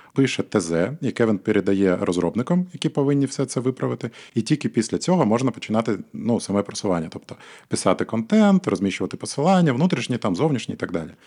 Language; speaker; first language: Ukrainian; non-native, local second language; Russian